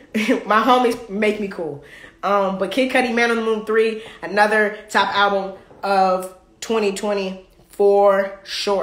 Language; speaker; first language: English; native; English